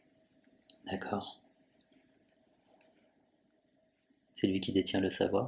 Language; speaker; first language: French; native; French